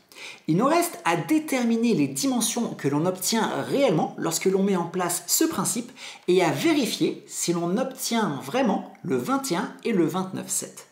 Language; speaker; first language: French; native; French